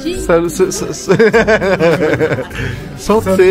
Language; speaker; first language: Portuguese; non-native, fluent; French